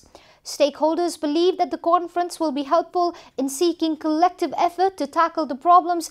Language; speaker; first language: English; non-native, local second language; Nepali